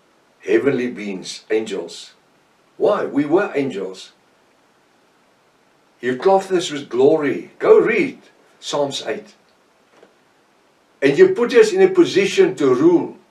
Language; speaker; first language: English; non-native, local second language; Afrikaans